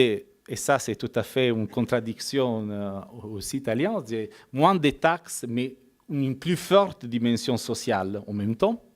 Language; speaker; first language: French; non-native, fluent; Italian